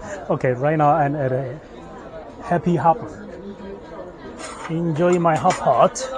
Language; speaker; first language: English; non-native, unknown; Chinese